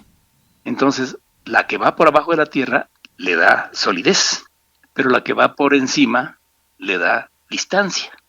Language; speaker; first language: Spanish; native; Spanish